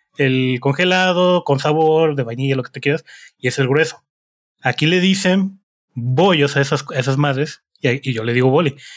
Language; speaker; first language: Spanish; native; Spanish